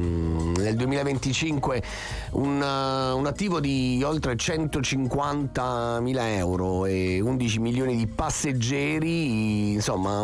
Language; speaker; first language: Italian; native; Italian